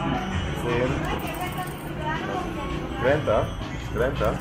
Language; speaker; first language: Spanish; non-native, learner; German